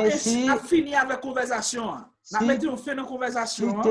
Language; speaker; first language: Portuguese; non-native, fluent; Haitian Creole